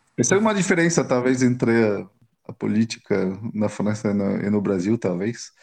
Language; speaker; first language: Portuguese; non-native, fluent; French